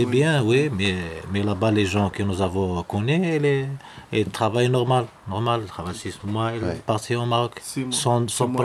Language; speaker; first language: French; non-native, local second language; Arabic